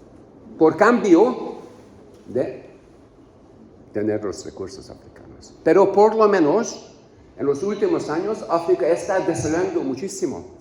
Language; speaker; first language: Spanish; non-native, learner; Hungarian